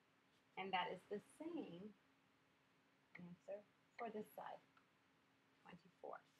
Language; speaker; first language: English; native; English